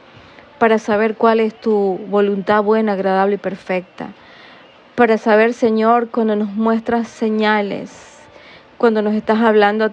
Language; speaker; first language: Spanish; native; Spanish